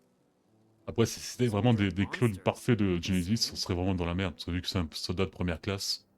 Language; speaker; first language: French; native; French